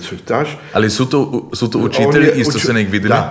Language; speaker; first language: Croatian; early bilingual, heritage; Croatian